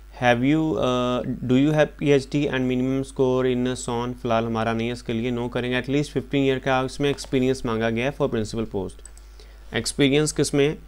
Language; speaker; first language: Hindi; non-native, local second language; Punjabi